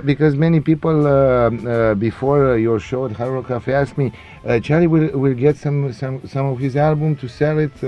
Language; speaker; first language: English; non-native, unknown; Romanian